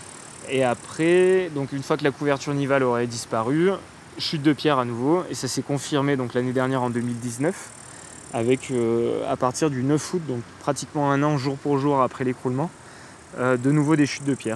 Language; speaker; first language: French; native; French